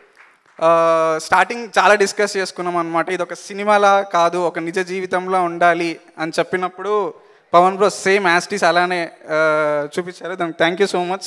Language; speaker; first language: Telugu; native; Telugu